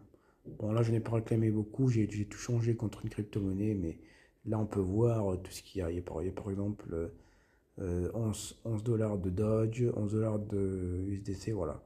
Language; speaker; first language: French; native; French